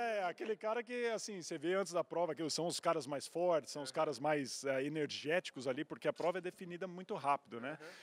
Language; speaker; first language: Portuguese; native; Portuguese